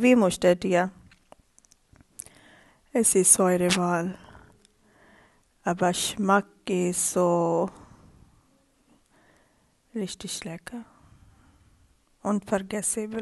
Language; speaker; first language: German; non-native, learner; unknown